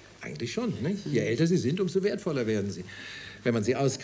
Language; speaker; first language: German; native; German